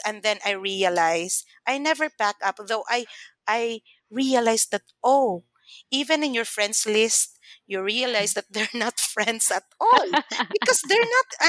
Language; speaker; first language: English; non-native, local second language; Cebuano